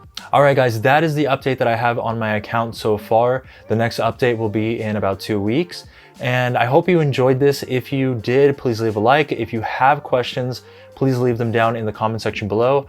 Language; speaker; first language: English; native; English